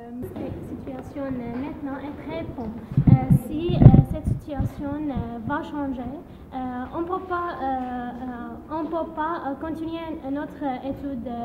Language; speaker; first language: French; non-native, learner; Arabic